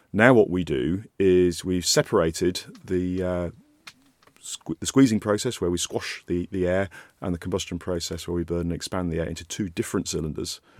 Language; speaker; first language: English; native; English